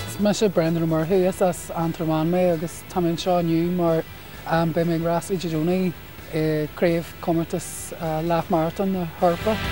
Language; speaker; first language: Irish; non-native, local second language; English